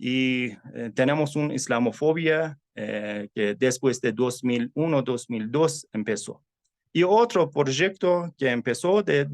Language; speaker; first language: Spanish; non-native, fluent; Persian